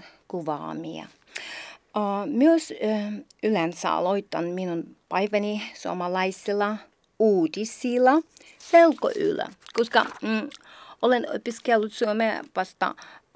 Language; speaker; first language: Finnish; non-native, learner; Ukrainian